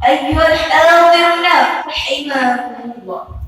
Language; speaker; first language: Arabic; non-native, learner; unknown